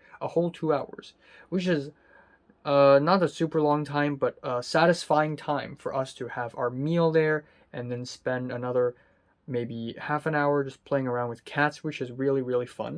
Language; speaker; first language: English; non-native, local second language; Cantonese